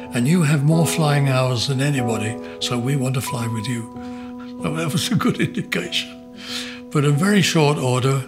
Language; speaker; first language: English; native; English